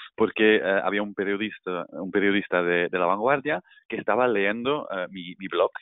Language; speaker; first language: Spanish; non-native, fluent; Dutch